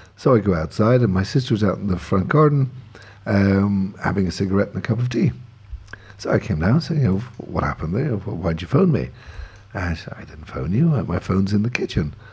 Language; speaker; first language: English; native; English